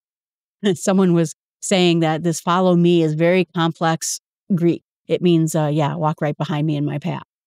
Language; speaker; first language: English; native; English